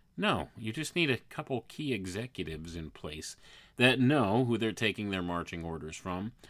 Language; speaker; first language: English; native; English